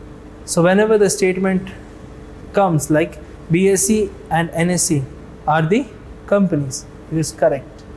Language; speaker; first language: English; non-native, local second language; Hindi